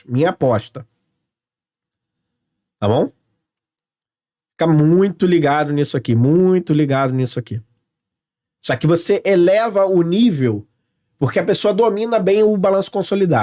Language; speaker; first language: Portuguese; native; Portuguese